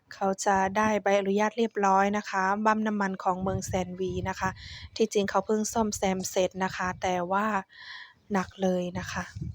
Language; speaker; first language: Thai; non-native, local second language; Shan